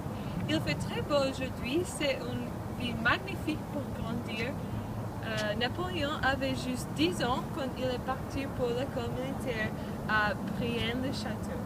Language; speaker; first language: French; non-native, learner; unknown